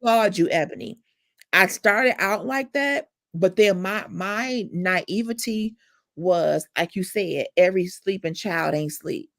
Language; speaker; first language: English; native; English